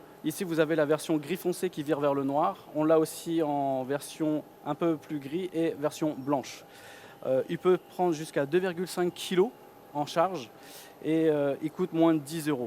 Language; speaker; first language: French; native; French